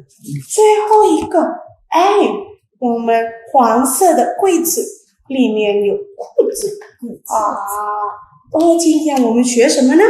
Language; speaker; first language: Chinese; non-native, fluent; Indonesian